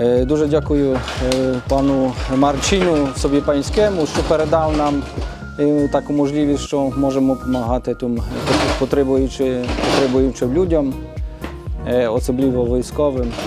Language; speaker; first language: Ukrainian; non-native, fluent; Polish